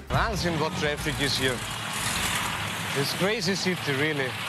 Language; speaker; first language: English; non-native, learner; German